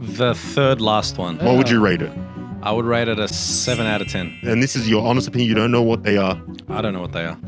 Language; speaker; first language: English; native; English